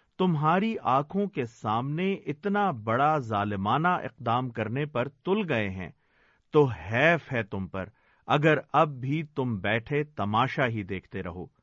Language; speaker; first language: Urdu; native; Urdu